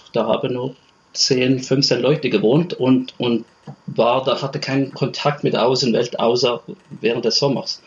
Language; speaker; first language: German; non-native, fluent; Norwegian